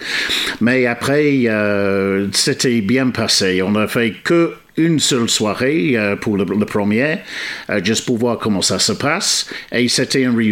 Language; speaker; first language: French; non-native, fluent; English